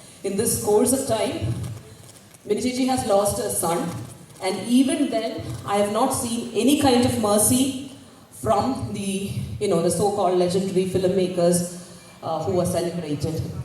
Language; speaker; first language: English; non-native, local second language; Malayalam